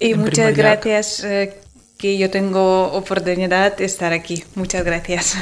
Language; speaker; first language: Spanish; non-native, learner; Ukrainian